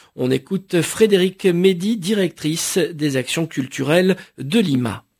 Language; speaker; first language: French; native; French